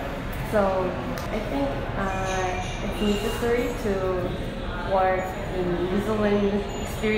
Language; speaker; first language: English; non-native, learner; Korean